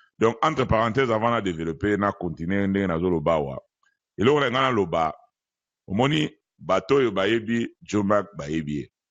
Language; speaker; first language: Lingala; native; Lingala